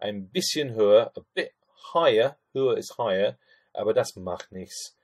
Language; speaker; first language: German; non-native, fluent; English